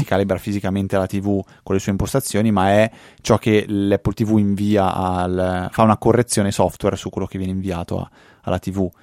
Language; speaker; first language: Italian; native; Italian